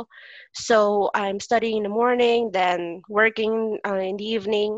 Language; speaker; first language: English; non-native, local second language; Filipino